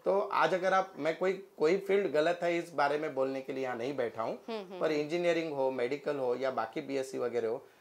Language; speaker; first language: Hindi; non-native, local second language; Marathi